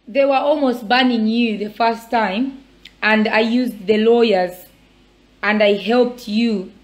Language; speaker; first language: English; non-native, local second language; Swahili